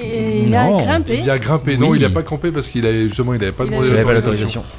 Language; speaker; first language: French; native; French